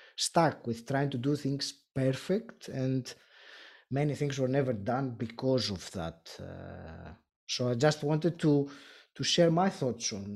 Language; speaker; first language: English; non-native, fluent; Greek